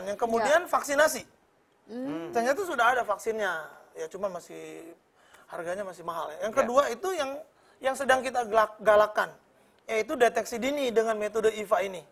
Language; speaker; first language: Indonesian; native; Indonesian